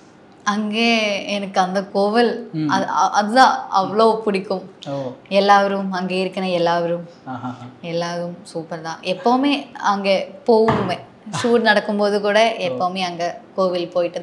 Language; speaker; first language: Tamil; non-native, learner; Malayalam